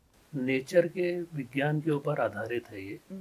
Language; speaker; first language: Hindi; native; Hindi